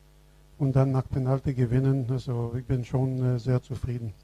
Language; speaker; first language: German; non-native, fluent; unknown